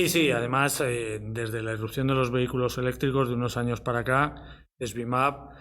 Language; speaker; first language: Spanish; native; Spanish